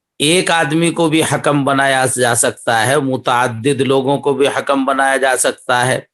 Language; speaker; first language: Urdu; native; Urdu